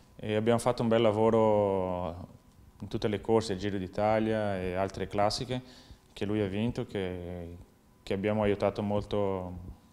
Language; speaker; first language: Italian; non-native, fluent; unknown